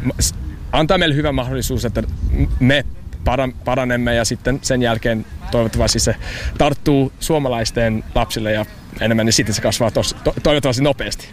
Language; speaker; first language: Finnish; early bilingual, heritage; English